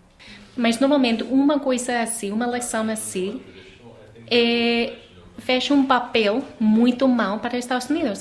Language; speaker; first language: Portuguese; non-native, learner; English